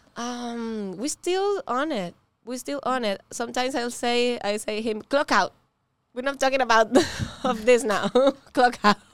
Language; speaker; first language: English; non-native, learner; Spanish